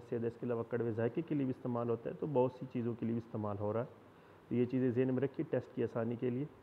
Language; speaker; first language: Urdu; non-native, local second language; Punjabi